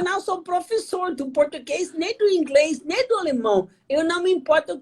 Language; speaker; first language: Portuguese; non-native, fluent; German